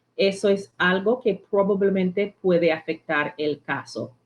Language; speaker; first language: Spanish; non-native, learner; English